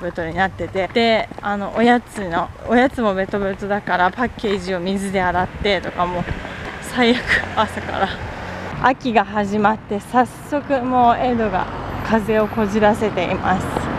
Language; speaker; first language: Japanese; native; Japanese